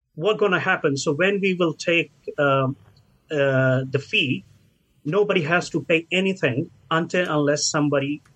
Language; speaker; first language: English; non-native, local second language; Hindi